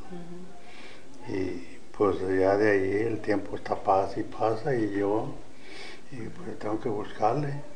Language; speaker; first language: Spanish; native; Spanish